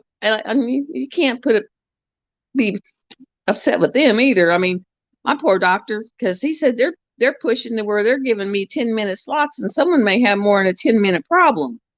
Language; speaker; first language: English; native; English